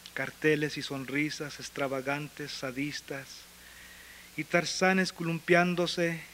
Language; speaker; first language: Spanish; early bilingual, heritage; Spanish